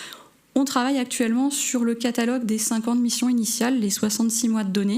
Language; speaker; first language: French; native; French